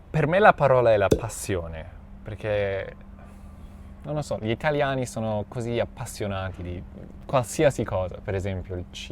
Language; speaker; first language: Italian; non-native, fluent; English